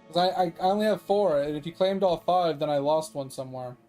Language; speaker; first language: English; native; English